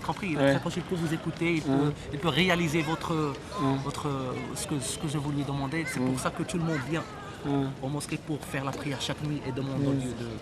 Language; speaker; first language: French; non-native, local second language; Arabic